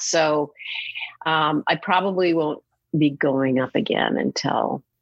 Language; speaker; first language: English; native; English